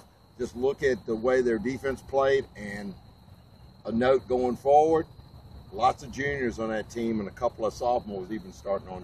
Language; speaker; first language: English; native; English